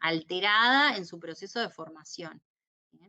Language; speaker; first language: Spanish; native; Spanish